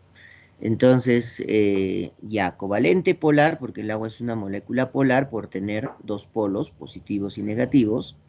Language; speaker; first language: Spanish; native; Spanish